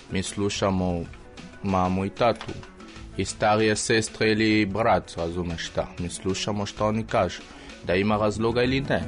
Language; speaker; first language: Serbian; non-native, learner; French